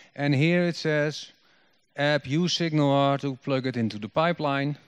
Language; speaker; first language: English; non-native, fluent; Dutch